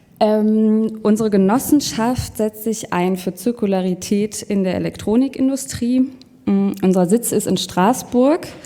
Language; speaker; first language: German; non-native, fluent; French